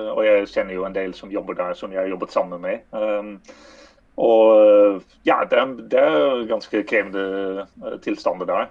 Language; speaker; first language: Norwegian; non-native, fluent; Dutch